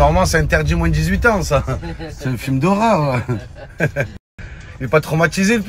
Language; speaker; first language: French; native; French